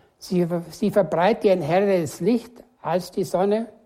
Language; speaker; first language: German; native; German